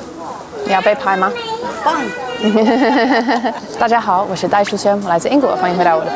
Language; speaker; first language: Chinese; non-native, fluent; English